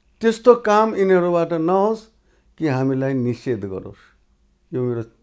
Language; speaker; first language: Nepali; non-native, local second language; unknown